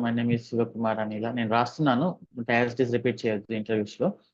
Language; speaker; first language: Telugu; native; Telugu